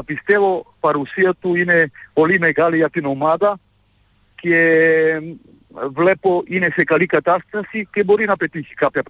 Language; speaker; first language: Greek; non-native, fluent; Serbian